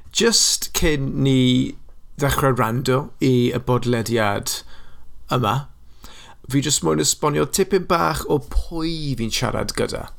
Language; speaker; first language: Welsh; non-native, local second language; English